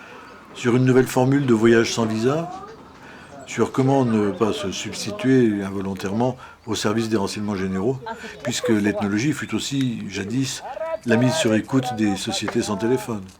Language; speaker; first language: French; native; French